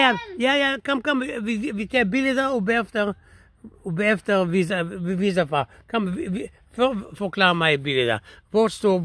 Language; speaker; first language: Danish; non-native, learner; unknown